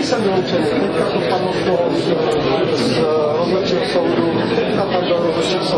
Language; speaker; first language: Czech; non-native, fluent; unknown